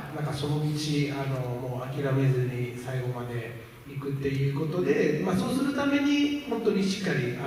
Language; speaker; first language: Japanese; non-native, fluent; Italian